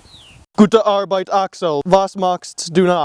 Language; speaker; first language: German; non-native, learner; English